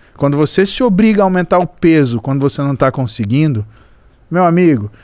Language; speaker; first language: Portuguese; native; Portuguese